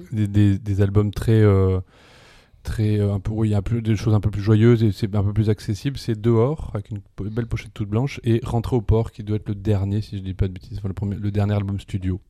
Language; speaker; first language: French; early bilingual, other home language; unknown